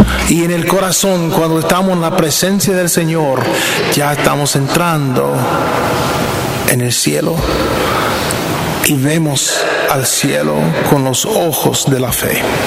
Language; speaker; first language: Spanish; non-native, fluent; English